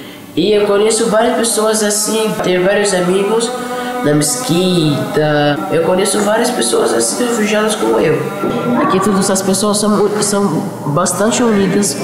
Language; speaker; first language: Portuguese; early bilingual, other home language; Arabic